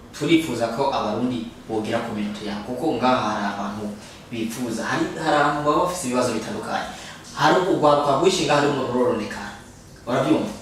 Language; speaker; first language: Rundi; native; Rundi